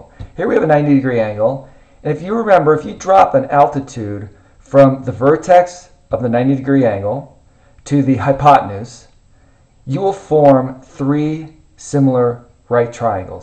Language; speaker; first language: English; native; English